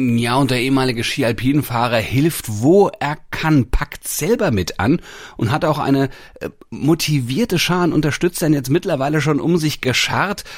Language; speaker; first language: German; native; German